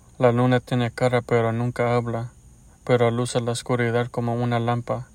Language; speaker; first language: Spanish; early bilingual, heritage; Spanish